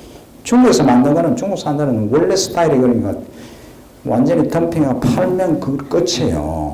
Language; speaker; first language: Korean; native; Korean